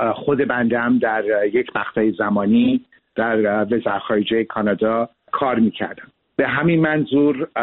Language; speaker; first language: Persian; early bilingual, heritage; Persian